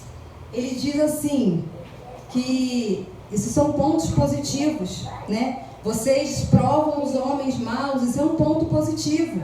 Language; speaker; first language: Portuguese; native; Portuguese